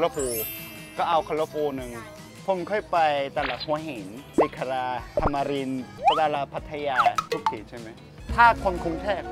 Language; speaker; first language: Thai; non-native, fluent; Korean